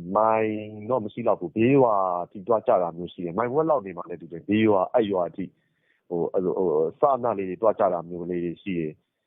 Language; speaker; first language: Burmese; native; Burmese